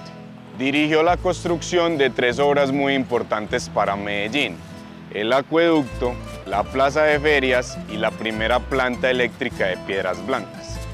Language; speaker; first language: Spanish; native; Spanish